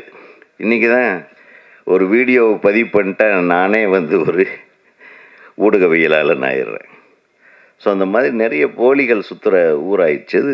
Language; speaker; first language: Tamil; native; Tamil